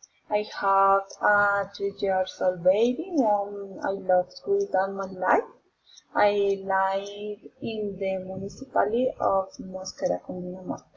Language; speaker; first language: English; non-native, learner; Spanish